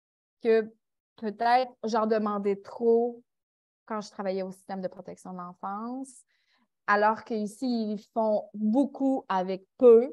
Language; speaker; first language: French; native; French